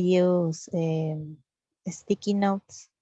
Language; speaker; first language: English; non-native, learner; Spanish